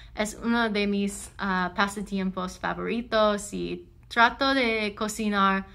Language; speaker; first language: Spanish; non-native, learner; English